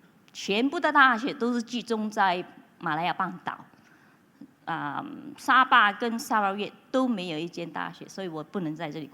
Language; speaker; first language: Chinese; non-native, local second language; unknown